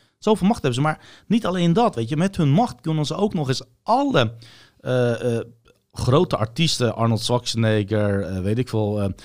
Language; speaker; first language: Dutch; early bilingual, other home language; Bosnian